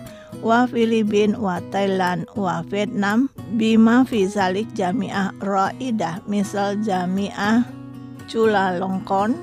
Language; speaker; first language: Arabic; non-native, fluent; Indonesian